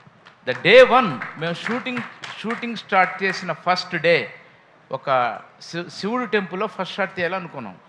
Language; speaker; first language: Telugu; native; Telugu